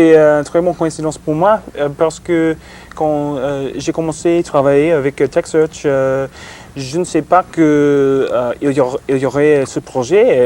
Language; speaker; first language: French; non-native, learner; English